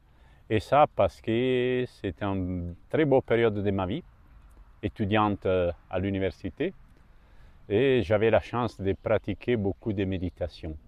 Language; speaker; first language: French; non-native, fluent; Italian